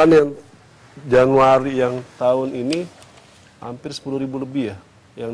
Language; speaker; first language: Indonesian; native; Indonesian